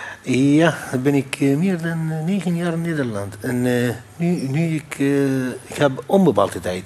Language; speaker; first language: Dutch; non-native, learner; Arabic